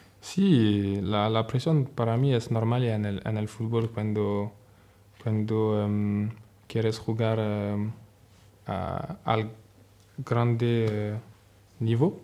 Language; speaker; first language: Spanish; non-native, learner; French